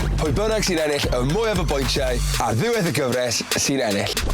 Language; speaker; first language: Welsh; native; Welsh